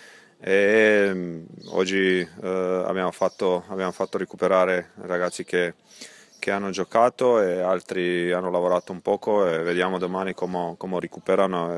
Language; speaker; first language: Italian; non-native, fluent; Croatian